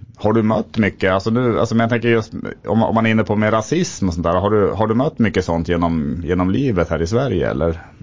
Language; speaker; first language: Swedish; native; Swedish